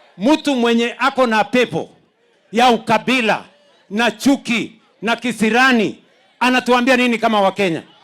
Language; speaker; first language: Swahili; non-native, local second language; Kalenjin